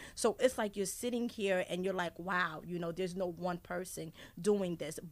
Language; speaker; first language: English; early bilingual, other home language; Haitian Creole